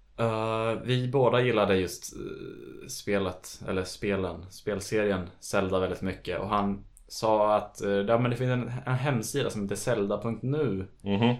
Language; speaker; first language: Swedish; native; Swedish